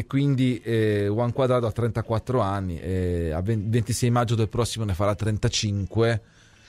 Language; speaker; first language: Italian; native; Italian